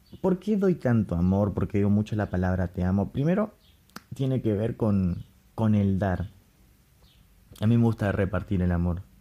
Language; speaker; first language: Spanish; native; Spanish